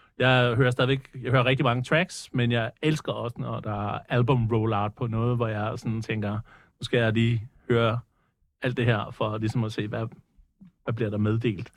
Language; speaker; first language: Danish; early bilingual, other home language; English